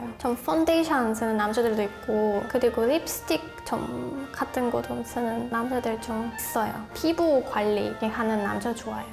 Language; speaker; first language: Korean; non-native, fluent; Russian